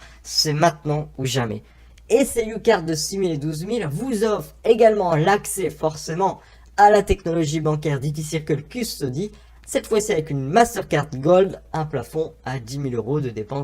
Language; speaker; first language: French; native; French